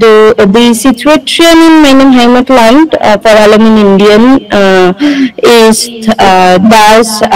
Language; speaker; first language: German; non-native, learner; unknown